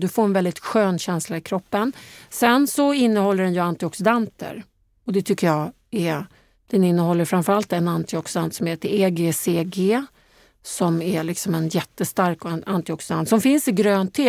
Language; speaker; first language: Swedish; native; Swedish